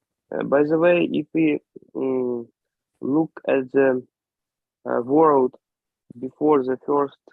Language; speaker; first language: English; non-native, learner; Ukrainian